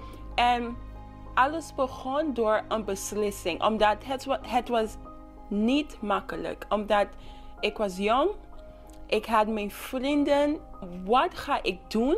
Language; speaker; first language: Dutch; non-native, local second language; English